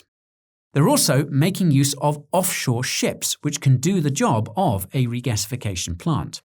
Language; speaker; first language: English; native; English